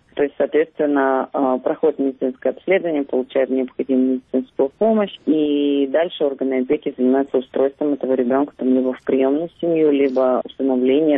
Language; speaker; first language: Russian; native; Russian